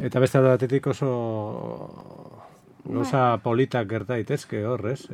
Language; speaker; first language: Basque; native; Basque